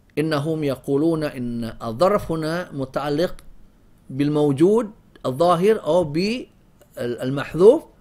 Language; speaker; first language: Arabic; non-native, fluent; Indonesian